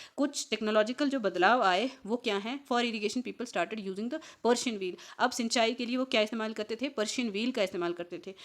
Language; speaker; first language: Hindi; native; Hindi